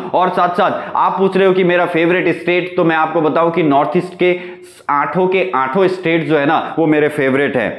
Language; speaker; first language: Hindi; non-native, local second language; Nepali